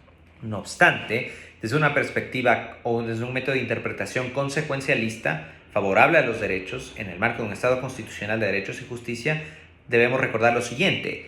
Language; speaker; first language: Spanish; native; Spanish